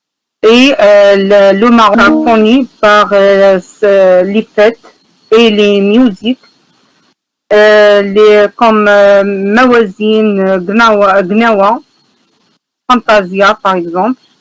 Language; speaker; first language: French; non-native, learner; Arabic